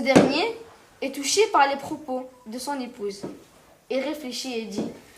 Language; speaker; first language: French; native; French